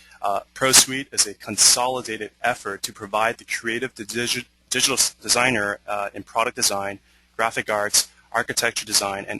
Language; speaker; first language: English; native; English